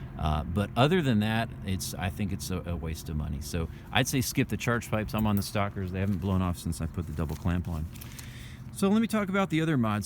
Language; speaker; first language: English; native; English